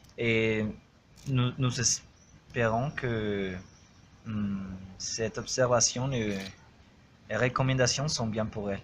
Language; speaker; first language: French; non-native, learner; Spanish